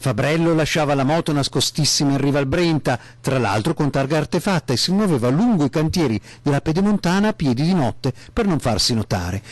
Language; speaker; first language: Italian; native; Italian